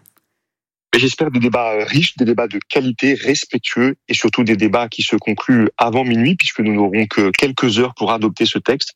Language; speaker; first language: French; native; French